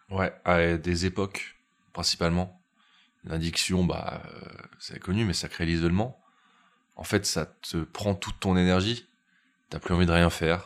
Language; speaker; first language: French; native; French